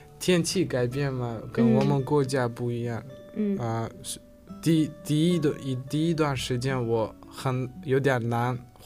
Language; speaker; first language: Chinese; non-native, learner; Uzbek